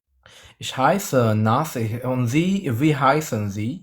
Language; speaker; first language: German; non-native, learner; Pashto